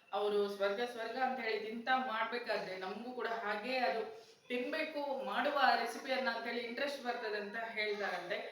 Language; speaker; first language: Kannada; non-native, local second language; Konkani